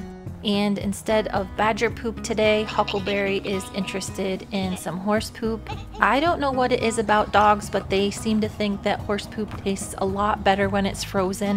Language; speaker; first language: English; native; English